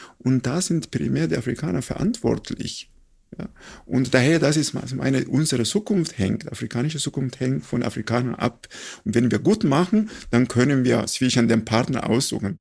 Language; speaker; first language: German; non-native, fluent; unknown